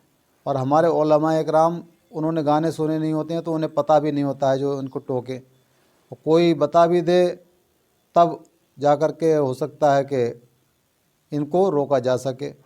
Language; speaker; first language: Urdu; native; Urdu